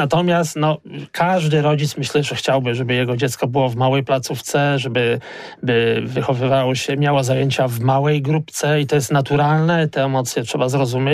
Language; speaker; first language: Polish; native; Polish